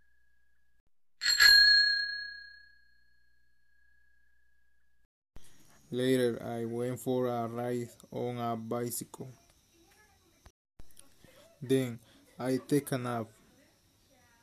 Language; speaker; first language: English; non-native, learner; Spanish